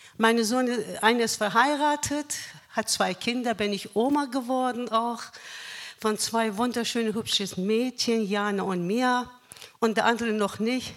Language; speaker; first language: German; non-native, fluent; Persian